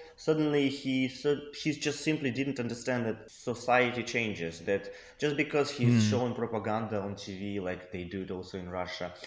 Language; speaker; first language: English; non-native, fluent; Russian